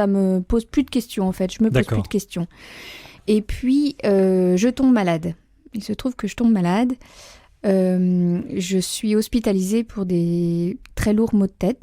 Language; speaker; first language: French; native; French